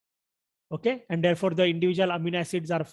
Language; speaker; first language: English; non-native, local second language; Marathi